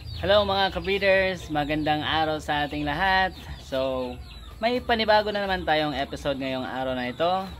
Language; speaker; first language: Filipino; non-native, local second language; Cebuano